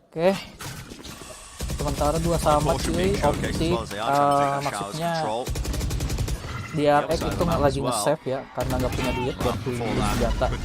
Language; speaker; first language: Indonesian; native; Indonesian